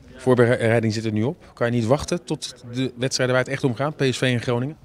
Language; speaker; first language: Dutch; native; Dutch